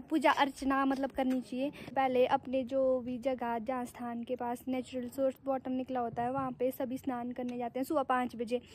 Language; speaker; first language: Hindi; native; Hindi